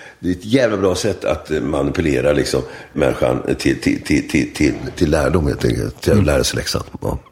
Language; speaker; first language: Swedish; native; Swedish